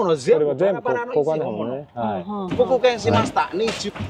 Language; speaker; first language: Japanese; non-native, learner; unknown